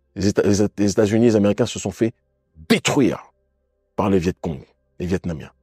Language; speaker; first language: French; native; French